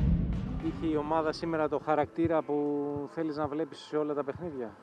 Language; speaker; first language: Greek; native; Greek